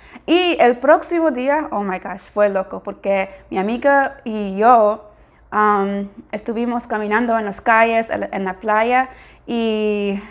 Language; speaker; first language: Spanish; non-native, fluent; English